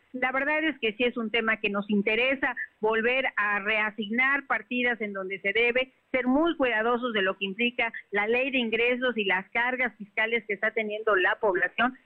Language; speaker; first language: Spanish; native; Spanish